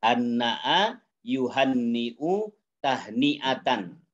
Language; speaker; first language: Arabic; non-native, fluent; Indonesian